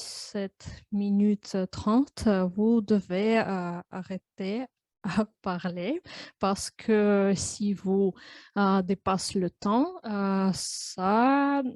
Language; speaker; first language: French; non-native, learner; Russian